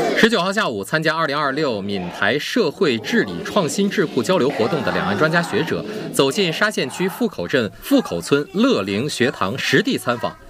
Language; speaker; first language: Chinese; native; Chinese